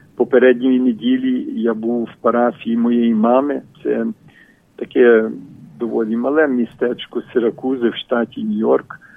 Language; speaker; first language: Ukrainian; early bilingual, heritage; Ukrainian